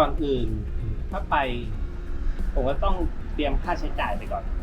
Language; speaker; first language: Thai; native; Thai